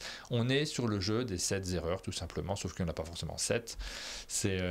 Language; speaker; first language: French; native; French